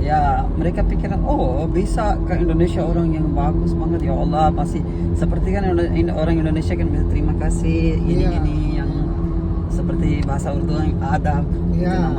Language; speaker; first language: Indonesian; non-native, local second language; Urdu